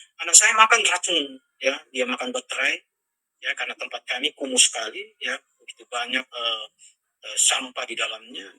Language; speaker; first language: Indonesian; native; Indonesian